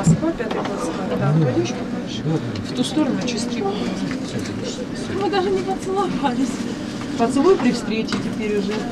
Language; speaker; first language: Russian; native; Russian